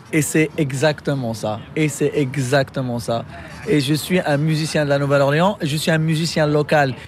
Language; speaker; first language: French; non-native, local second language; Arabic